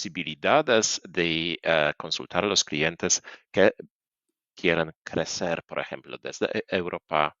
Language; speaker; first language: Spanish; non-native, fluent; Polish